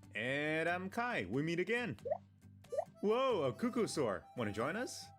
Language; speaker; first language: English; native; English